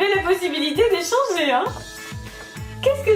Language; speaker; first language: French; native; French